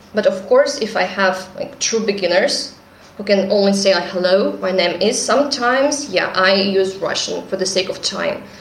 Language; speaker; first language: English; non-native, fluent; Russian